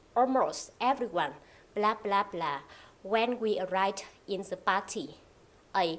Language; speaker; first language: English; non-native, fluent; Vietnamese